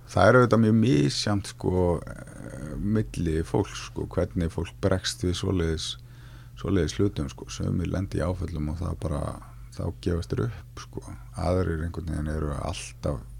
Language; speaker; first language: Icelandic; native; Icelandic